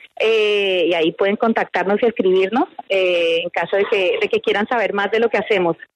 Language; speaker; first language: Spanish; native; Spanish